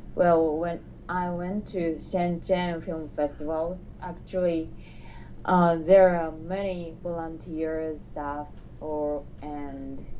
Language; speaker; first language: English; non-native, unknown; Japanese